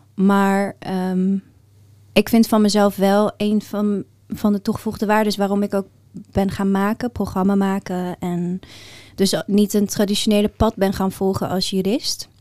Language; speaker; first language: Dutch; early bilingual, other home language; Persian